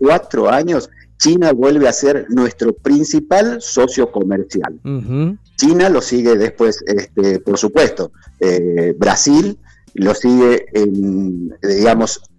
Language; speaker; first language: Spanish; native; Spanish